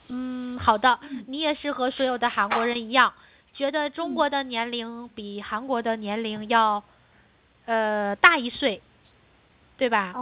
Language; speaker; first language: Chinese; native; Chinese